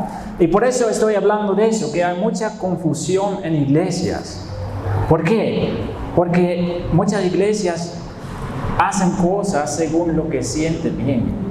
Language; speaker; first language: Spanish; non-native, fluent; Dutch